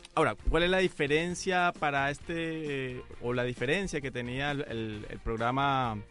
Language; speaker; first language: Spanish; native; Spanish